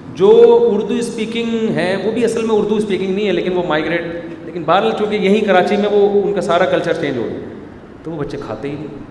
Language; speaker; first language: Urdu; native; Urdu